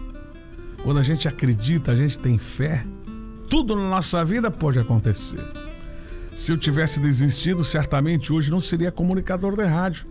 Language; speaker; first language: Portuguese; native; Portuguese